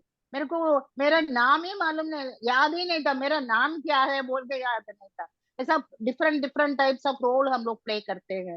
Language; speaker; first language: Hindi; non-native, local second language; Tamil